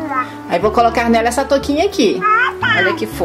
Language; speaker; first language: Portuguese; native; Portuguese